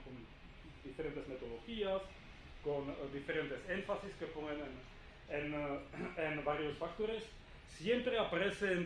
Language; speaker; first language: Spanish; non-native, fluent; Czech